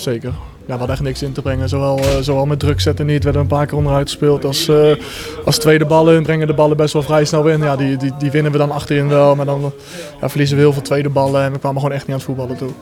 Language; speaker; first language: Dutch; native; Dutch